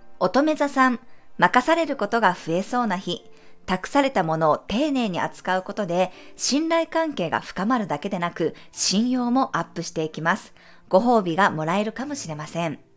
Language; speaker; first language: Japanese; native; Japanese